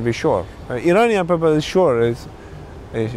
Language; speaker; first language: English; non-native, learner; Persian